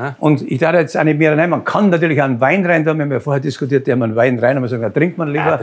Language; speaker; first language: German; native; German